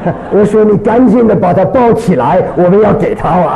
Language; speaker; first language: Chinese; early bilingual, other home language; English